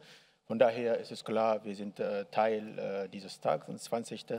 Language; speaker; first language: German; non-native, learner; Arabic